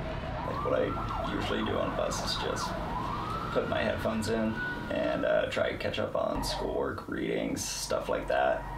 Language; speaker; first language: English; native; English